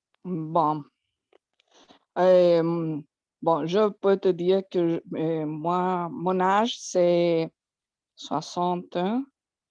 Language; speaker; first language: French; non-native, learner; Spanish